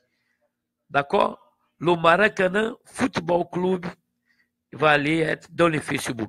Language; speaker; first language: French; non-native, learner; Portuguese